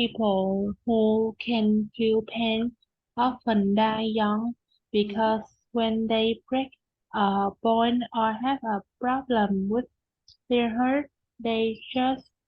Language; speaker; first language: English; non-native, learner; Vietnamese